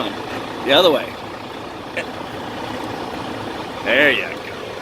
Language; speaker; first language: English; native; English